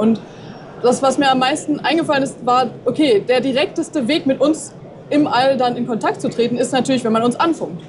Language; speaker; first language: German; native; German